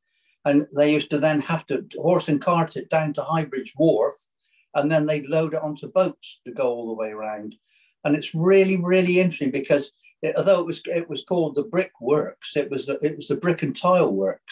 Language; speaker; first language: English; native; English